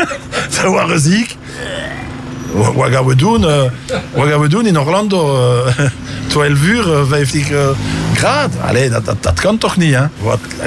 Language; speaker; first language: Dutch; non-native, local second language; French